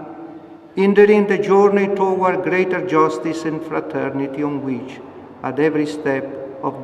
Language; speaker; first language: English; non-native, fluent; Italian